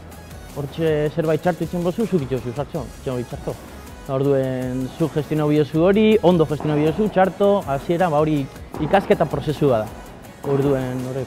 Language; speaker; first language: Basque; native; Basque